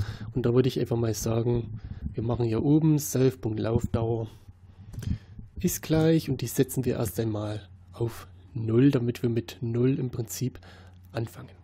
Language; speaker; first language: German; native; German